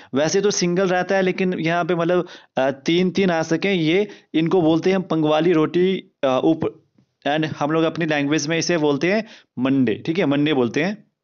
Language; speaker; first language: Hindi; non-native, local second language; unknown